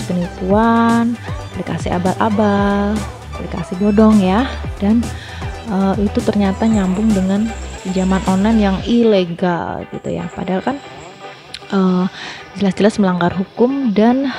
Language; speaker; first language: Indonesian; native; Indonesian